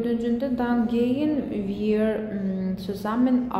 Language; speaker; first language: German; non-native, fluent; Azerbaijani